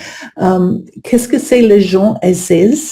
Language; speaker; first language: French; non-native, learner; English